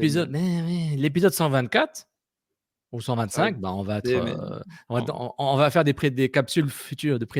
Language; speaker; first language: French; native; French